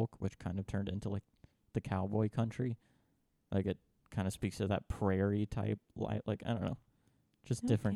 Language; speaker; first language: English; native; English